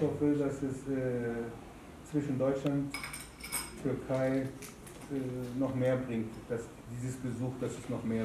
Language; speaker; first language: German; non-native, fluent; Turkish